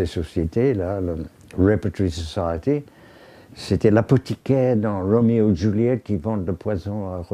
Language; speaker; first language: French; non-native, fluent; English